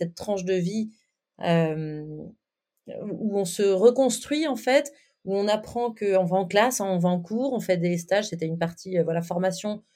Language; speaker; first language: French; native; French